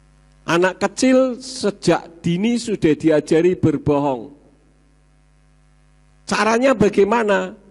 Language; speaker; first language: Indonesian; native; Indonesian